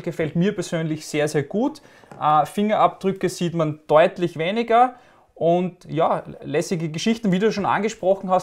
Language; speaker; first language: German; native; German